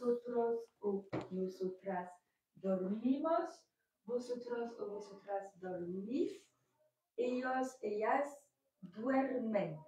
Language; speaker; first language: Spanish; non-native, learner; French